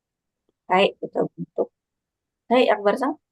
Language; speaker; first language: Indonesian; native; Indonesian